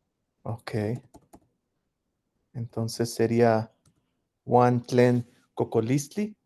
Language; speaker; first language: Spanish; early bilingual, heritage; English